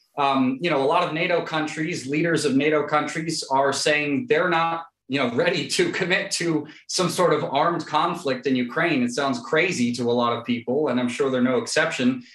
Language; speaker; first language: English; native; English